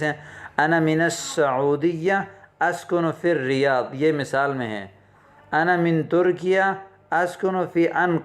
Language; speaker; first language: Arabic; non-native, fluent; Urdu